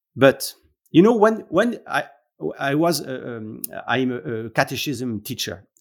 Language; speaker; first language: English; non-native, learner; French